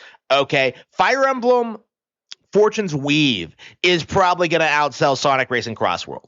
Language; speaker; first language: English; native; English